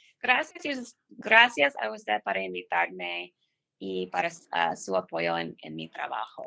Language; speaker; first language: Spanish; non-native, learner; English